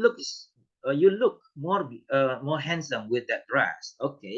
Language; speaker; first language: English; non-native, fluent; Indonesian